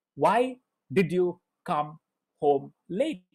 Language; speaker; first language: English; non-native, local second language; Malayalam